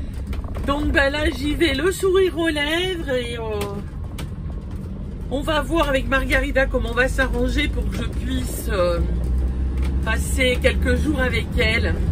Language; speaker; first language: French; native; French